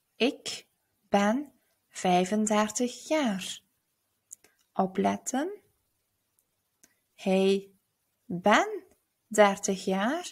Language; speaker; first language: Dutch; early bilingual, other home language; Turkish